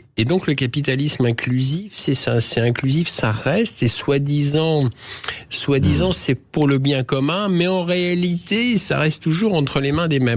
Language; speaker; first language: French; native; French